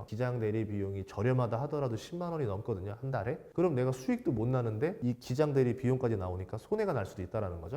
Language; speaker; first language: Korean; native; Korean